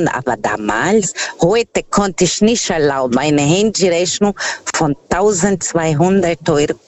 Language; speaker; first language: German; non-native, learner; Portuguese